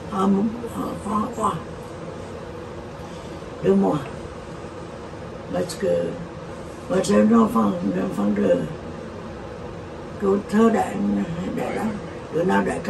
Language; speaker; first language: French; non-native, learner; Vietnamese